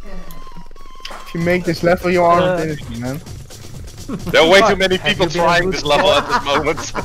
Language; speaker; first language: English; non-native, fluent; Dutch